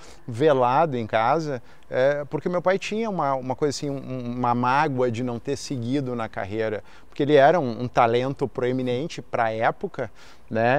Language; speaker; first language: Portuguese; native; Portuguese